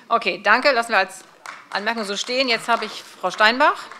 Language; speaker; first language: German; native; German